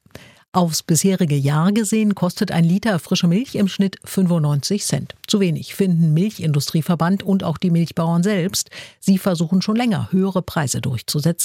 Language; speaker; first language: German; native; German